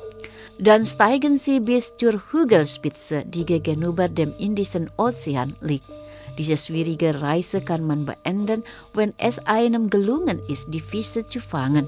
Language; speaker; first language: German; non-native, fluent; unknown